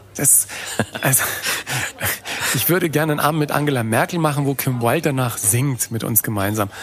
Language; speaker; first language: German; native; German